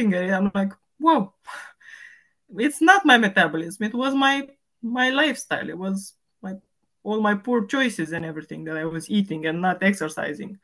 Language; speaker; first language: English; non-native, fluent; Romanian